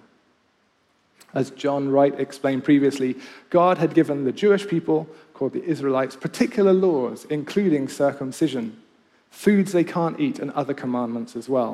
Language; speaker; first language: English; native; English